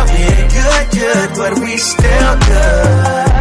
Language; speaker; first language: English; native; English